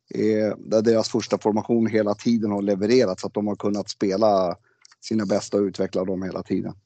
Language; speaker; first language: Swedish; native; Swedish